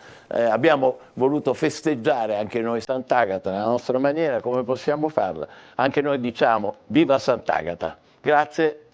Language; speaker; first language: Italian; native; Italian